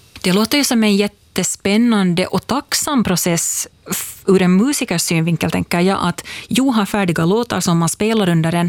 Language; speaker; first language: Swedish; native; Swedish